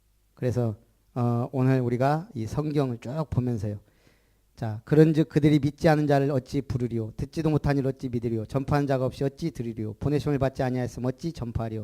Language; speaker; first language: Korean; native; Korean